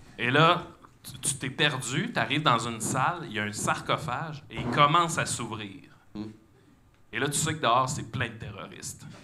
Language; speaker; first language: French; native; French